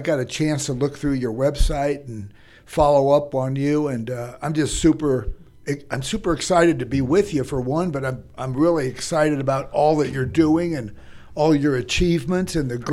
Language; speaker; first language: English; native; English